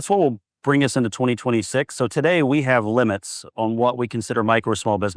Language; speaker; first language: English; native; English